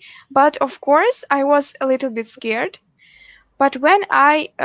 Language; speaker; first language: English; non-native, fluent; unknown